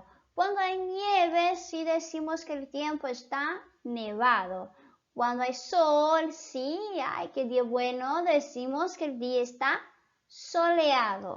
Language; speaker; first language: Spanish; non-native, fluent; Portuguese